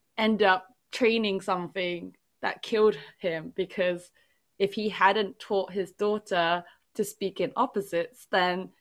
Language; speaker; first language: English; early bilingual, other home language; Cantonese